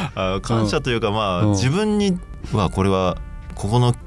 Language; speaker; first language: Japanese; native; Japanese